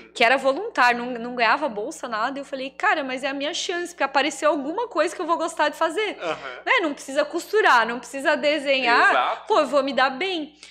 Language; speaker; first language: Portuguese; native; Portuguese